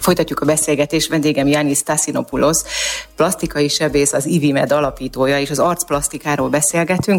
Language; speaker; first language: Hungarian; native; Hungarian